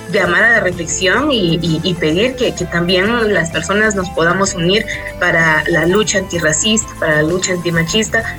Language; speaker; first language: Spanish; non-native, local second language; Kaqchikel